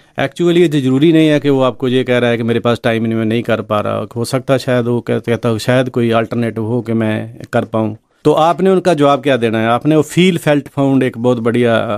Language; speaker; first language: Hindi; non-native, local second language; Punjabi